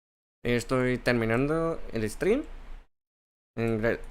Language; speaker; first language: Spanish; non-native, fluent; English